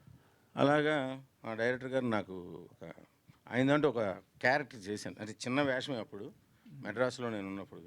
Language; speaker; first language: Telugu; native; Telugu